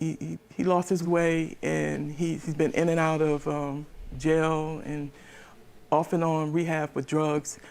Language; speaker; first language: English; native; English